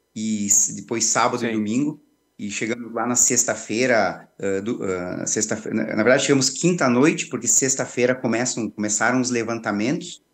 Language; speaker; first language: Portuguese; native; Portuguese